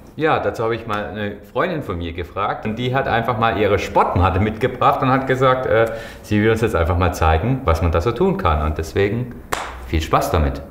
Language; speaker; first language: German; native; German